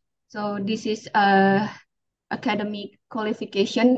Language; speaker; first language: English; non-native, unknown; Indonesian